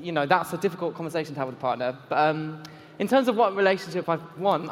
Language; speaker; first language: English; native; English